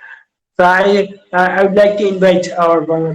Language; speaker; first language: English; non-native, learner; Bangla